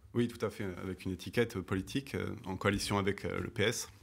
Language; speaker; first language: French; native; French